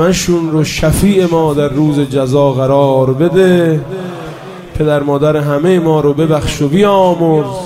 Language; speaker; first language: Persian; native; Persian